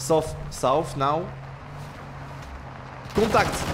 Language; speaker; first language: English; non-native, learner; French